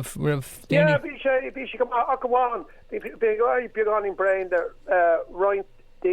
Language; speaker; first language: Irish; non-native, local second language; English